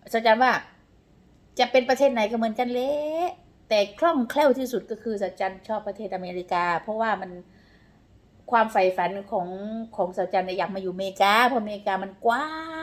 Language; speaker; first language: Thai; non-native, local second language; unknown